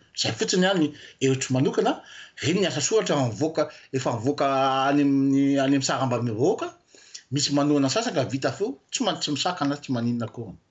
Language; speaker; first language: Malagasy; non-native, local second language; French